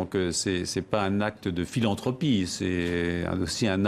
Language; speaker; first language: French; native; French